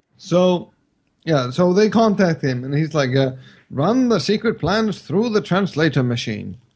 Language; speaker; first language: English; non-native, fluent; Icelandic